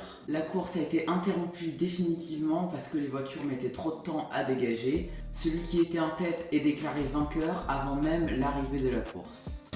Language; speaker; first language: French; native; French